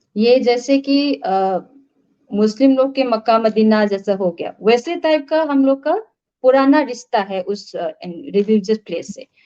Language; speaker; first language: Hindi; non-native, local second language; Manipuri